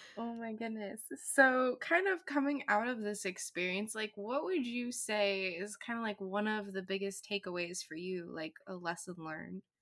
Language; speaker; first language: English; native; English